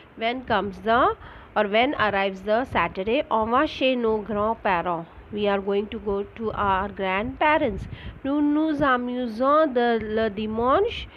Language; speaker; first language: English; non-native, local second language; Marathi